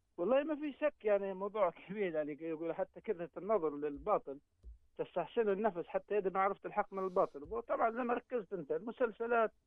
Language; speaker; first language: Arabic; native; Arabic